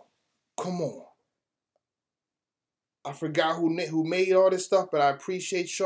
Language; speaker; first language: English; native; English